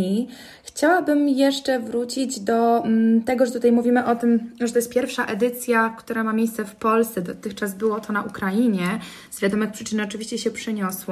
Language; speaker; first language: Polish; native; Polish